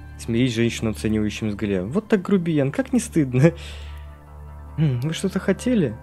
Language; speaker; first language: Russian; native; Russian